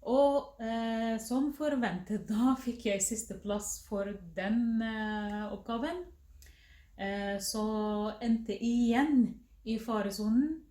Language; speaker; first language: Norwegian; non-native, fluent; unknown